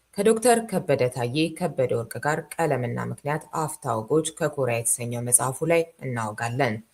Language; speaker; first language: Amharic; native; Amharic